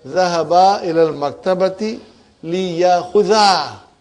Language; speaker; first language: Arabic; non-native, fluent; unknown